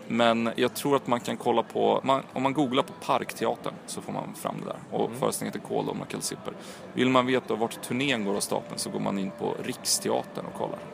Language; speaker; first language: Swedish; early bilingual, other home language; Croatian